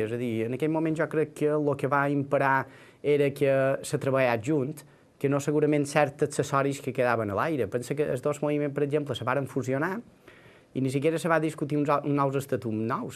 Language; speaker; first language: Catalan; native; Catalan